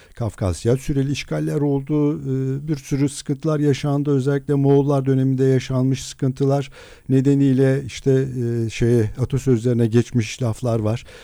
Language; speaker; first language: Turkish; non-native, local second language; Adyghe